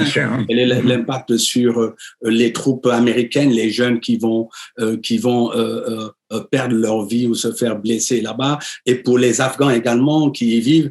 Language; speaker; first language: French; native; French